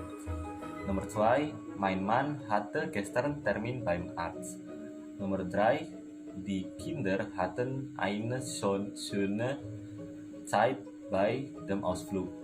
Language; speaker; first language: German; non-native, learner; Indonesian